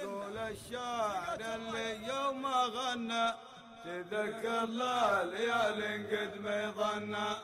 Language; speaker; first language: Arabic; native; Arabic